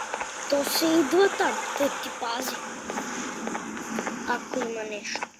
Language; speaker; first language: Bulgarian; non-native, local second language; Turkish